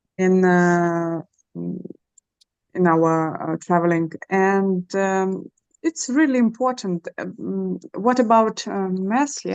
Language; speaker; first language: English; non-native, learner; Russian